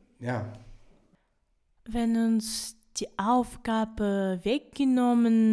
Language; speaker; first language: German; non-native, fluent; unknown